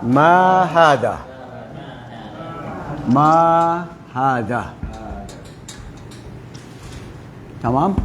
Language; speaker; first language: Arabic; non-native, fluent; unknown